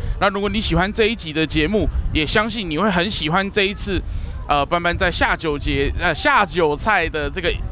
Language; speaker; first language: Chinese; native; Chinese